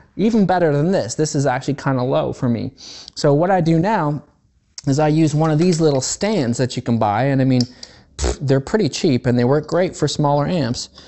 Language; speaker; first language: English; native; English